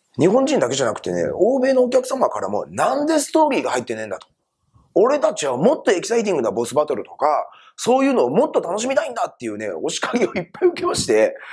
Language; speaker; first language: Japanese; native; Japanese